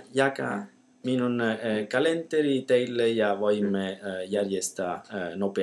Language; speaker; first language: Finnish; non-native, learner; Italian